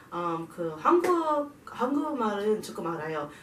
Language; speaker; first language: Korean; non-native, learner; English